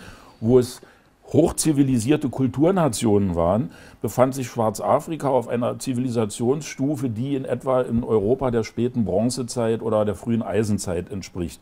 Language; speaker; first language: German; native; German